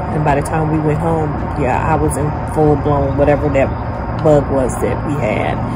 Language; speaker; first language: English; native; English